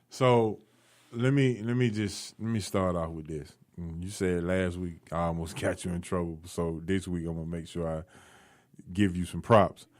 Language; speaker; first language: English; native; English